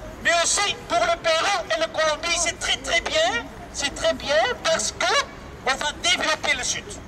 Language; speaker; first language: French; non-native, local second language; Dutch